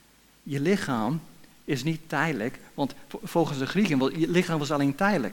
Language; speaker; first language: Dutch; non-native, fluent; English